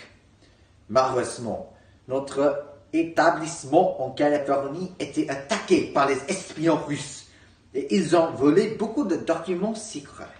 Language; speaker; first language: French; non-native, learner; English